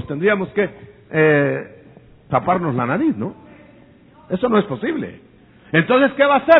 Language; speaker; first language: Spanish; native; Spanish